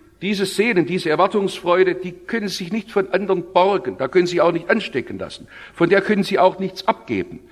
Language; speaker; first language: German; native; German